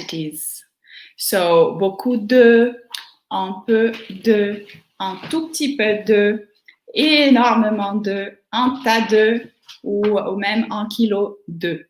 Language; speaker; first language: French; non-native, fluent; Portuguese